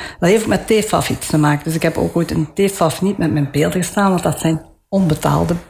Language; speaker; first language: Dutch; early bilingual, other home language; Italian